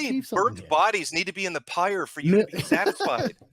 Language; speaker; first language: English; native; English